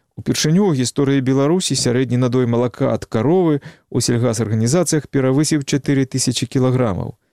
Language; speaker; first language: Belarusian; native; Belarusian